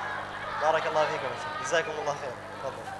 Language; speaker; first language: Arabic; native; Arabic